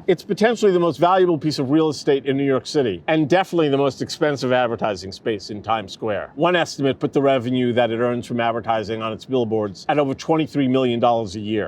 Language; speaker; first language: English; native; English